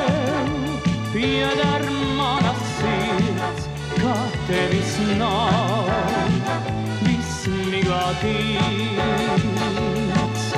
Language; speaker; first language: Latvian; native; Latvian